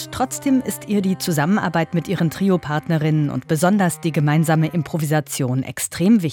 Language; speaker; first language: German; native; German